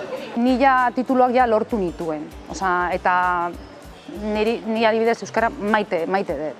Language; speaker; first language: Basque; non-native, fluent; Spanish